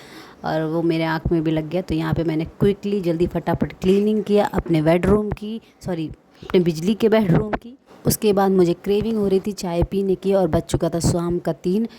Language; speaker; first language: Hindi; native; Hindi